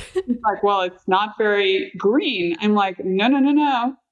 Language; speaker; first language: English; native; English